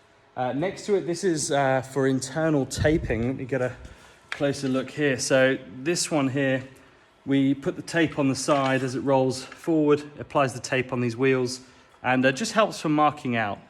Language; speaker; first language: English; native; English